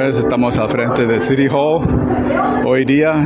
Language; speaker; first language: Spanish; native; Spanish